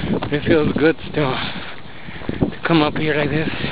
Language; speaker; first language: English; early bilingual, other home language; Spanish